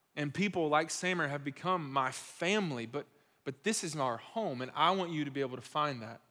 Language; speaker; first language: English; native; English